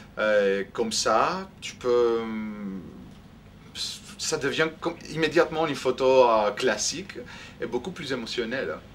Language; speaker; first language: French; non-native, fluent; Greek